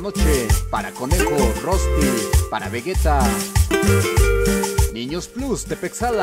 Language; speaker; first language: Spanish; native; Spanish